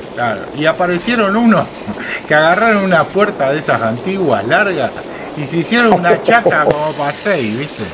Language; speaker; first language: Spanish; native; Spanish